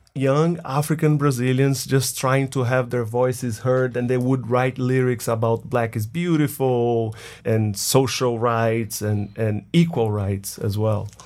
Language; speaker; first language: English; non-native, fluent; Portuguese